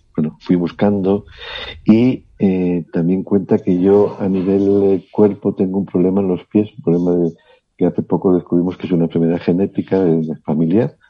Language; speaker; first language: Spanish; native; Spanish